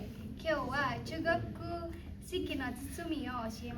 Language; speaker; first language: Japanese; non-native, learner; Indonesian